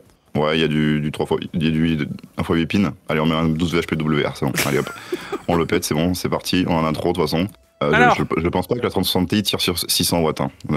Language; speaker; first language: French; native; French